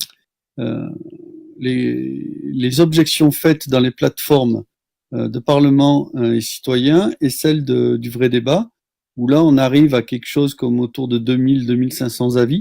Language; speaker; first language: French; native; French